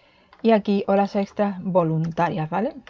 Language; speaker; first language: Spanish; native; Spanish